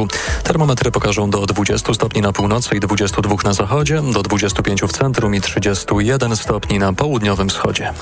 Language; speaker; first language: Polish; native; Polish